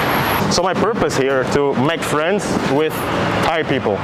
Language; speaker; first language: English; non-native, fluent; Indonesian